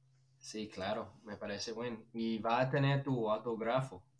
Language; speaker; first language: Spanish; non-native, fluent; English